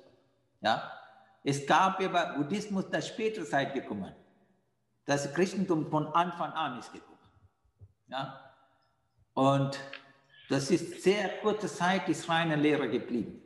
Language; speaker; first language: German; non-native, fluent; Sinhala